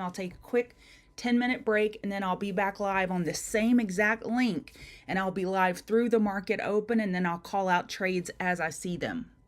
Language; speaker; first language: English; native; English